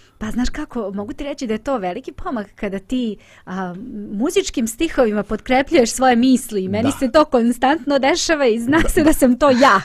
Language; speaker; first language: Bosnian; native; Bosnian